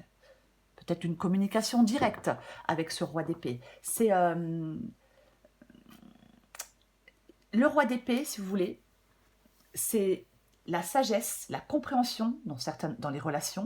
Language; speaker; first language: French; native; French